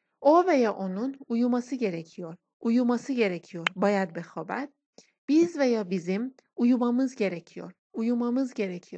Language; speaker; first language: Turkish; non-native, fluent; Persian